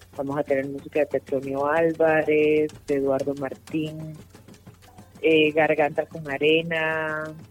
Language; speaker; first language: Spanish; native; Spanish